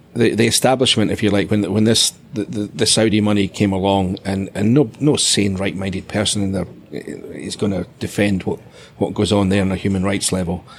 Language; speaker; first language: English; native; English